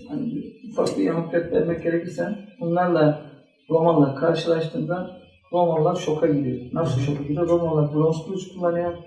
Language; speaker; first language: Turkish; native; Turkish